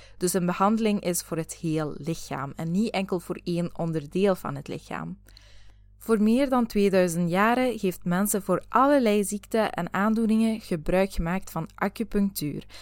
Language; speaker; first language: Dutch; native; Dutch